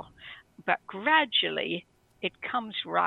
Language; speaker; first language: English; native; English